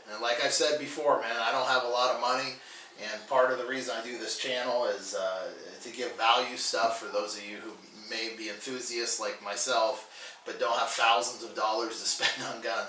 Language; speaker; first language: English; native; English